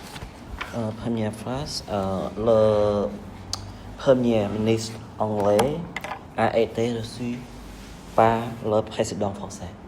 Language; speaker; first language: French; non-native, learner; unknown